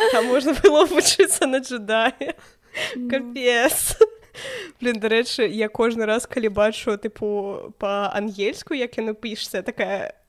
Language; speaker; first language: Belarusian; non-native, local second language; Russian